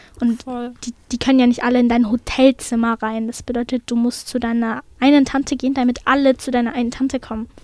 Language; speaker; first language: German; early bilingual, other home language; Persian